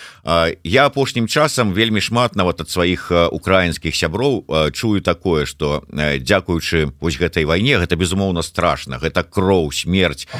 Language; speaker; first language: Belarusian; native; Belarusian